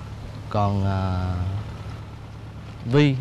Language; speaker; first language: Vietnamese; native; Vietnamese